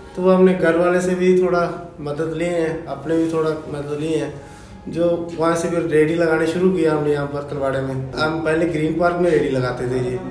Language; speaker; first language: Hindi; non-native, local second language; Tamil